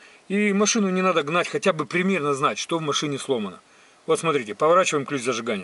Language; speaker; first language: Russian; native; Russian